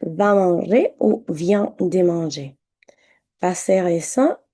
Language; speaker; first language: French; non-native, fluent; Spanish